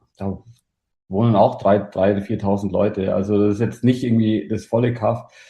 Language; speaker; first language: German; native; German